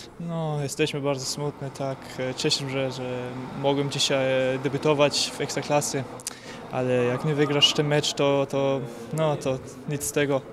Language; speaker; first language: Polish; early bilingual, heritage; German